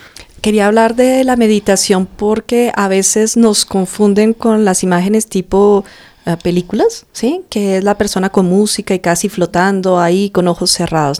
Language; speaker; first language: Spanish; native; Spanish